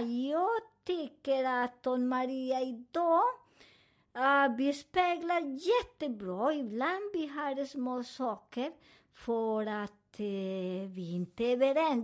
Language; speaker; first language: Swedish; non-native, fluent; Spanish